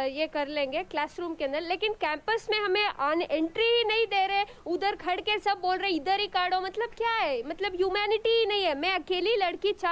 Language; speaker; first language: Hindi; non-native, local second language; Urdu